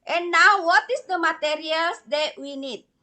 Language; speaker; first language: English; non-native, learner; Indonesian